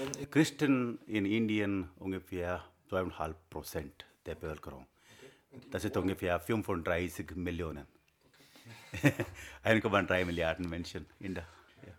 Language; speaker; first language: German; non-native, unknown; Kannada